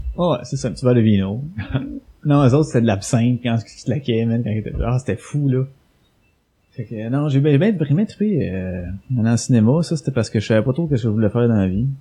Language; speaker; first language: French; native; French